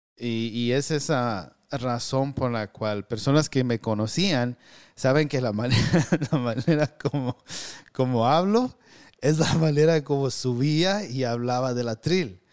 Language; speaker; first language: Spanish; early bilingual, heritage; Spanish